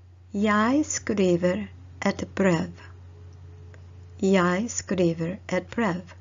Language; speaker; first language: Norwegian; non-native, learner; English